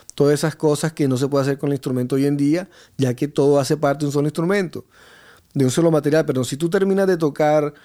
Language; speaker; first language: Spanish; native; Spanish